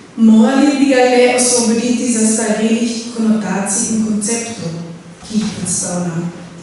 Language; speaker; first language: Slovenian; non-native, local second language; German